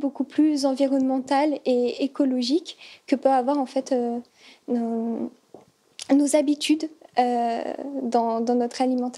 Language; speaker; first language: French; native; French